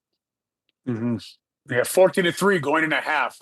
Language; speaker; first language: English; native; English